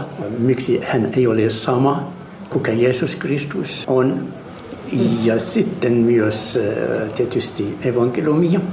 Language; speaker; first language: Finnish; non-native, learner; Arabic